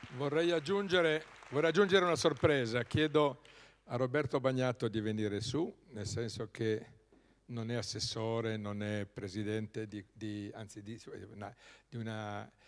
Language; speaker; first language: Italian; native; Italian